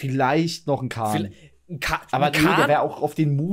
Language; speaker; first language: German; native; German